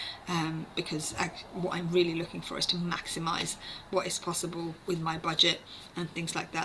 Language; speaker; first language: English; native; English